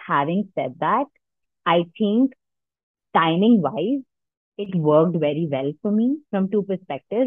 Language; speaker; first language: English; non-native, local second language; Hindi